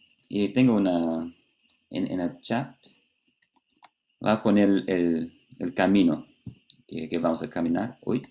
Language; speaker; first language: Spanish; non-native, fluent; Portuguese